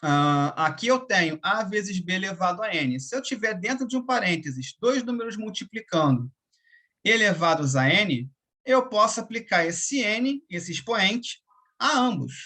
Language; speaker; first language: Portuguese; native; Portuguese